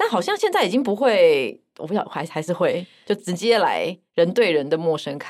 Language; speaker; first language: Chinese; native; Chinese